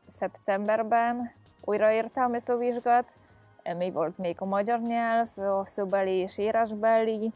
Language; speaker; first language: Hungarian; non-native, fluent; Polish